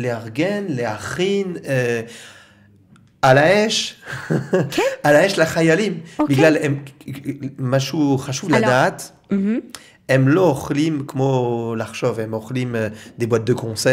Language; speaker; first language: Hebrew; non-native, learner; French